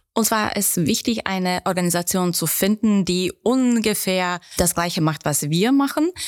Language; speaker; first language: German; native; German